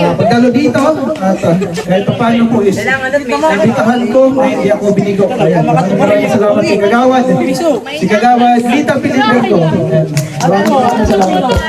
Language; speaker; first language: Filipino; non-native, local second language; Waray